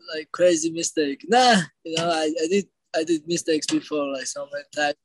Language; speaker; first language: English; non-native, learner; Georgian